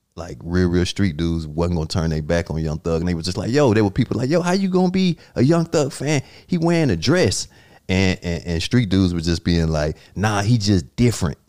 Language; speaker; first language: English; native; English